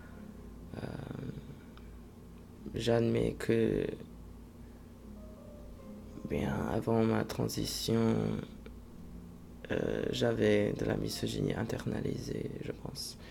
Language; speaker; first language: French; non-native, fluent; English